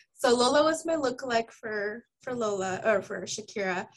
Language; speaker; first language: English; early bilingual, other home language; Spanish